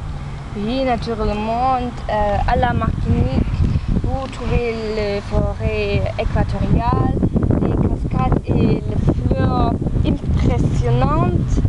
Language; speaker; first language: French; non-native, learner; German